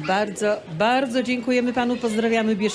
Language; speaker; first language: Polish; native; Polish